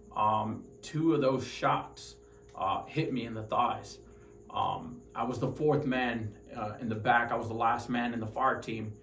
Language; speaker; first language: English; native; English